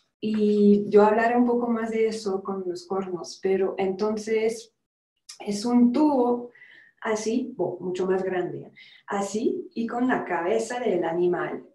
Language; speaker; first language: Spanish; non-native, fluent; French